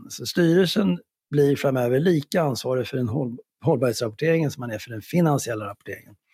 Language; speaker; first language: Swedish; native; Swedish